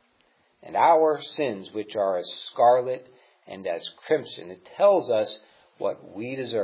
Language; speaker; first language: English; native; English